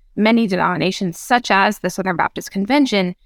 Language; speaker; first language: English; native; English